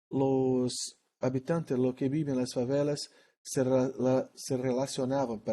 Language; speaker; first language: Spanish; non-native, learner; Portuguese